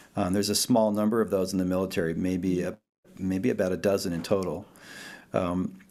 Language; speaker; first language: English; early bilingual, other home language; Italian